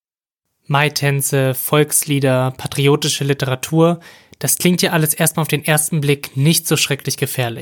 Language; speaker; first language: German; native; German